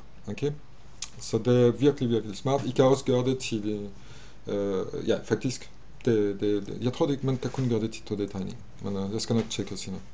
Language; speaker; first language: Danish; non-native, fluent; French